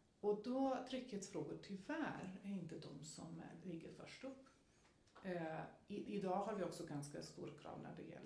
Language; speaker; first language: Swedish; non-native, fluent; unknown